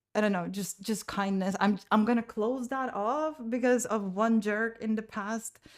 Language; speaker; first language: English; non-native, fluent; Latvian